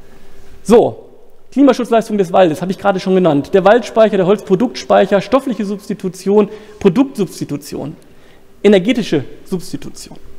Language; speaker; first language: German; native; German